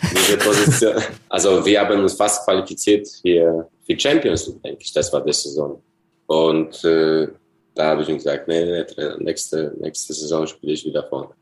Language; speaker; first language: German; non-native, fluent; Polish